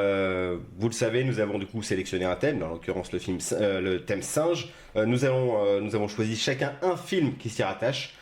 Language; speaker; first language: French; native; French